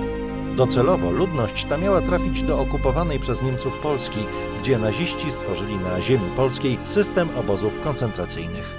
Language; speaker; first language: Polish; native; Polish